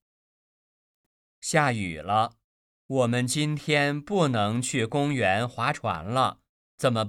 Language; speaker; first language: Chinese; native; Chinese